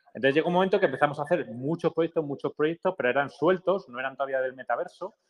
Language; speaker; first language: Spanish; native; Spanish